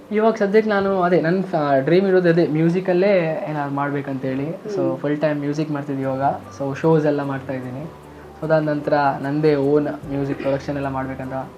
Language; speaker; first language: Kannada; native; Kannada